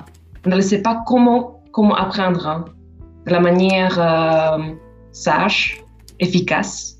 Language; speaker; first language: French; non-native, fluent; Slovak